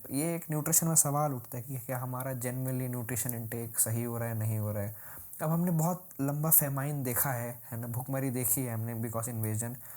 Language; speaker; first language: Hindi; native; Hindi